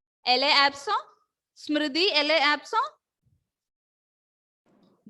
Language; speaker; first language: French; non-native, fluent; Malayalam